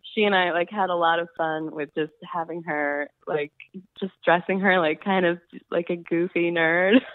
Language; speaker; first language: English; native; English